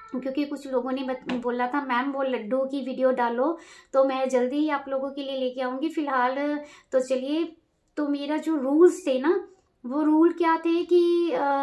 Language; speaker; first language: Hindi; native; Hindi